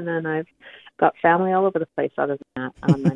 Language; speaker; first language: English; native; English